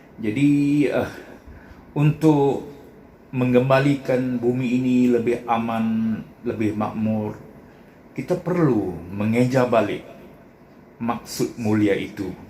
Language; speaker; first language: Malay; non-native, local second language; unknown